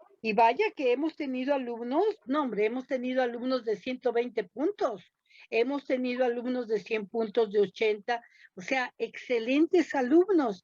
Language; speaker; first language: Spanish; native; Spanish